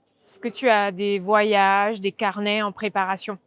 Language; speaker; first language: French; native; French